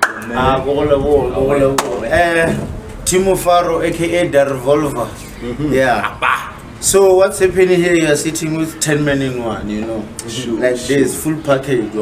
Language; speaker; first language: English; non-native, local second language; Northern Sotho